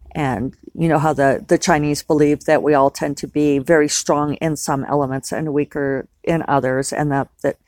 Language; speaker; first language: English; native; English